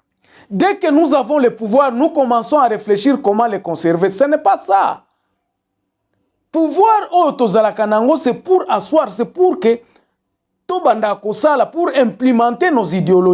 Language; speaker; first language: French; non-native, local second language; Lingala